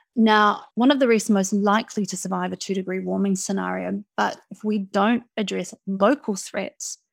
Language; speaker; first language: English; native; English